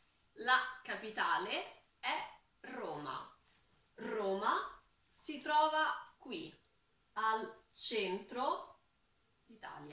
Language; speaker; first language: Italian; non-native, learner; French